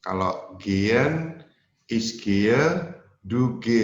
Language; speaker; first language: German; non-native, fluent; Indonesian